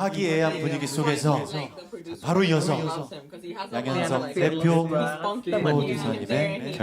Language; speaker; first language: Korean; native; Korean